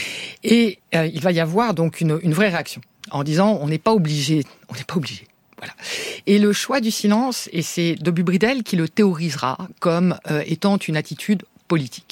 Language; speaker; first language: French; native; French